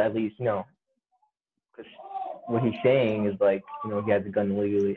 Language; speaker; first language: English; native; English